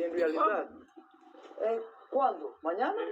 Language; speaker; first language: Spanish; non-native, learner; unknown